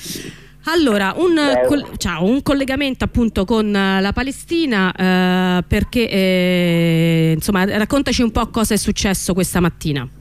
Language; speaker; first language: Italian; native; Italian